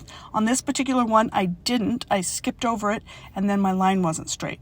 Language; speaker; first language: English; native; English